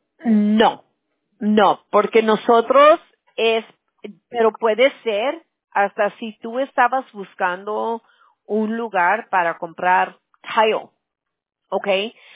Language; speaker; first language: Spanish; early bilingual, heritage; Spanish